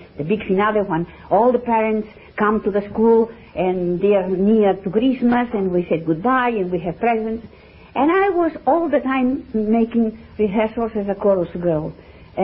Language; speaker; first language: English; non-native, fluent; Spanish